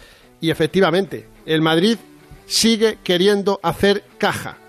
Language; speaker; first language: Spanish; native; Spanish